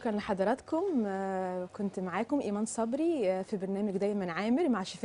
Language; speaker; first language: Arabic; native; Arabic